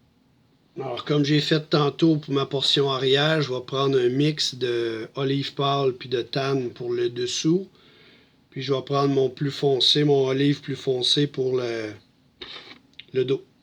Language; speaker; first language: French; native; French